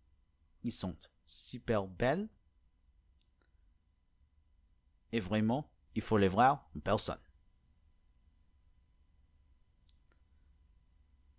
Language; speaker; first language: French; non-native, learner; English